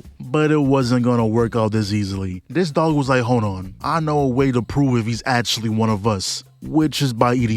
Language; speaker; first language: English; native; English